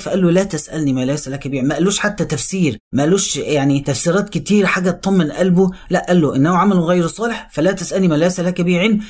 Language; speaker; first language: Arabic; native; Arabic